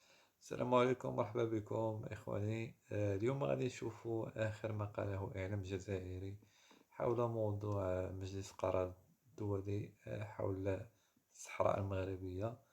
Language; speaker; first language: Arabic; native; Arabic